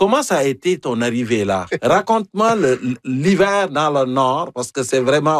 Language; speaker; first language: French; native; French